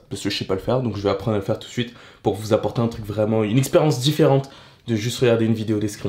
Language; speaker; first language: French; native; French